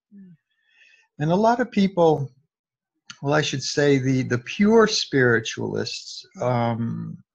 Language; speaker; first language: English; native; English